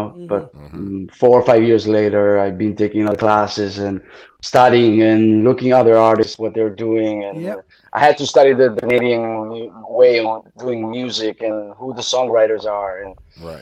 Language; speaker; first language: English; non-native, fluent; Italian